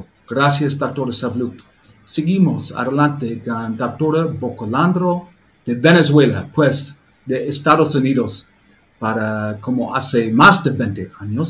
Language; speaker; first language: Spanish; non-native, learner; English